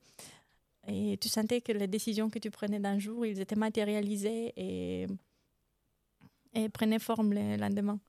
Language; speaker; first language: French; non-native, fluent; Romanian